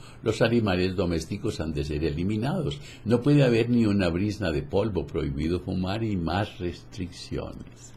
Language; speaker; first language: Spanish; native; Spanish